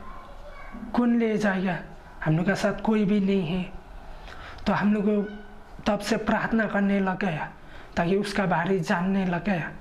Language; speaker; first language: Hindi; non-native, local second language; Khasi